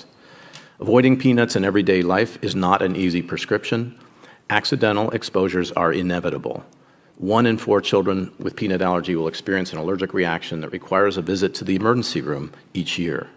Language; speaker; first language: English; native; English